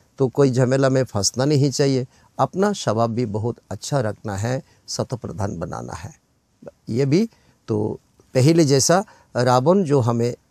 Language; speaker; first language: Hindi; non-native, local second language; Bangla